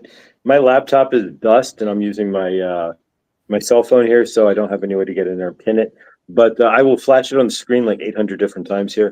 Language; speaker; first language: English; native; English